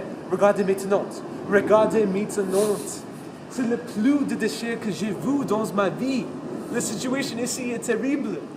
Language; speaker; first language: French; non-native, learner; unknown